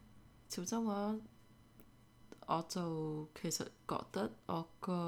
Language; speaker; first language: Cantonese; early bilingual, heritage; Cantonese